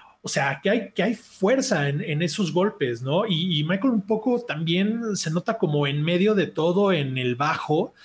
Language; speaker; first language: Spanish; native; Spanish